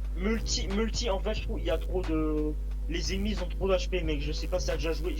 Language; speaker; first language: French; native; French